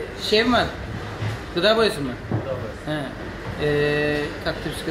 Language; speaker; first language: Russian; non-native, learner; Turkish